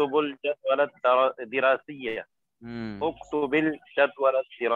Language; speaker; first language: Arabic; non-native, learner; Urdu